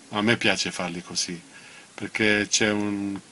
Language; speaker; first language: Italian; non-native, local second language; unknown